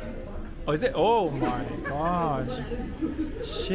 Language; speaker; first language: English; non-native, fluent; Japanese